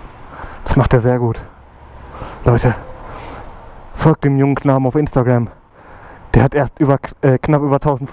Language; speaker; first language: German; native; German